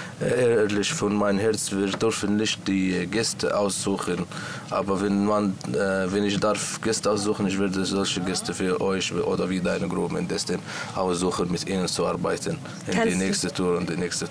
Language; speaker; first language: German; non-native, learner; Arabic